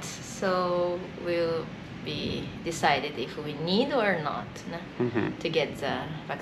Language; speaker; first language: English; non-native, fluent; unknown